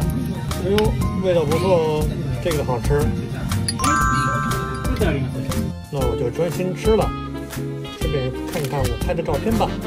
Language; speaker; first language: Chinese; native; Chinese